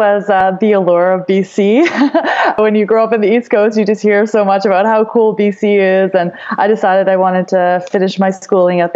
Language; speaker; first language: English; native; English